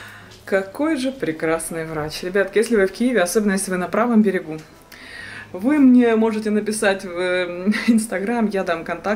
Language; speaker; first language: Russian; native; Russian